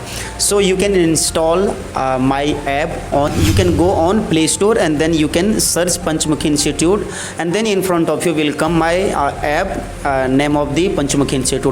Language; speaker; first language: English; non-native, local second language; Hindi